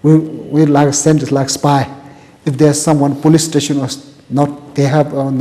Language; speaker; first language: English; non-native, local second language; Tibetan